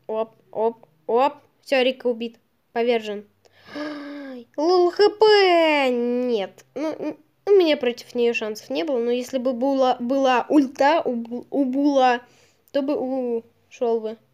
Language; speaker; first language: Russian; native; Russian